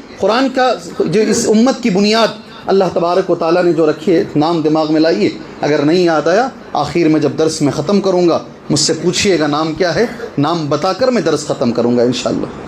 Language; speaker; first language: Urdu; native; Urdu